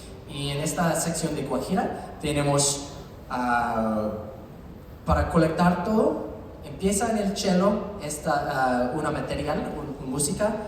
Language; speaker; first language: Spanish; non-native, learner; English